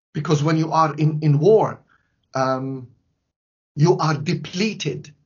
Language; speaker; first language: English; non-native, fluent; Arabic